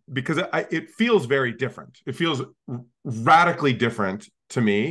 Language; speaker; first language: English; native; English